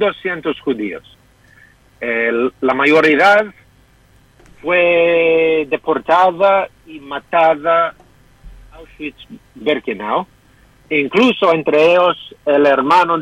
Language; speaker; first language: Spanish; non-native, fluent; English